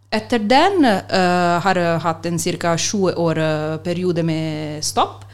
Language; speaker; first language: Norwegian; non-native, learner; Italian